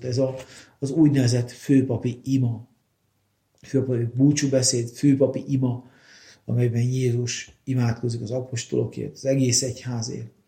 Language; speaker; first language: Hungarian; native; Hungarian